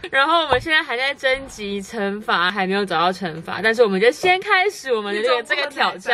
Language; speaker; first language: Chinese; native; Chinese